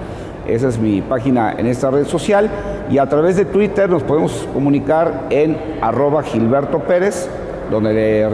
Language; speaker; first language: Spanish; native; Spanish